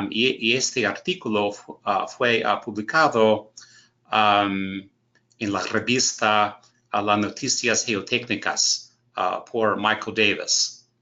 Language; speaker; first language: Spanish; non-native, learner; English